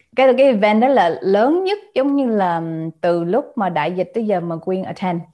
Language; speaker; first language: Vietnamese; early bilingual, heritage; Vietnamese